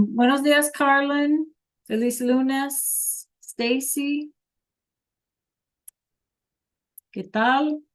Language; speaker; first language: Spanish; non-native, fluent; English